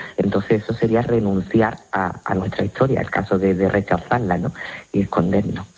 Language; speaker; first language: Spanish; native; Spanish